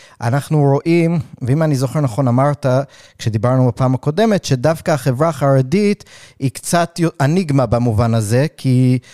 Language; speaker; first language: Hebrew; early bilingual, other home language; English